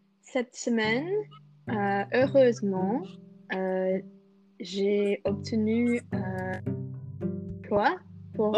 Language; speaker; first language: French; non-native, fluent; English